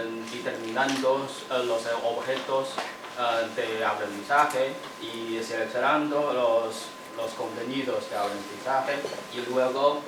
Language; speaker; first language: Spanish; non-native, fluent; Chinese